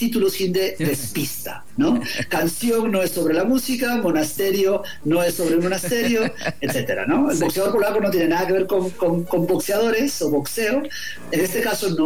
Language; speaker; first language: Spanish; native; Spanish